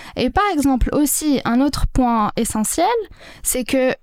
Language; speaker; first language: French; non-native, local second language; Arabic